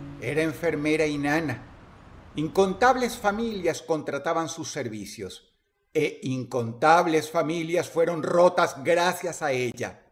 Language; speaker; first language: Spanish; native; Spanish